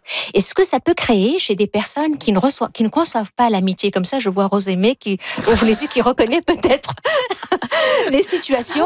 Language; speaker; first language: French; native; French